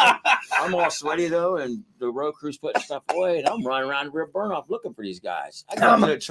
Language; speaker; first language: English; native; English